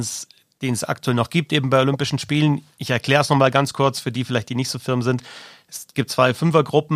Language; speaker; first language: German; native; German